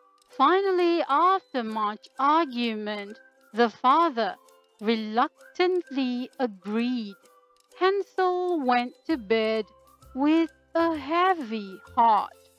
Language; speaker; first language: English; non-native, local second language; Malay